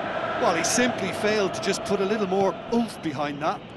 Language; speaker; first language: English; native; English